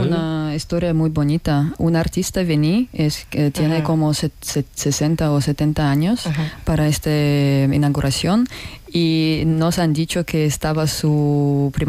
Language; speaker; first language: Spanish; non-native, learner; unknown